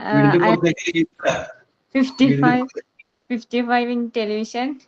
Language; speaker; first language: English; non-native, learner; Malayalam